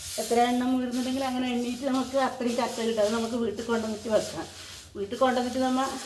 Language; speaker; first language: Malayalam; native; Malayalam